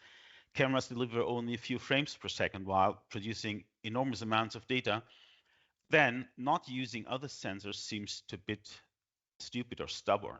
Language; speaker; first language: English; non-native, fluent; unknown